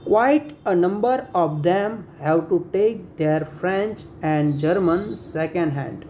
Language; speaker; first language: English; non-native, local second language; Gujarati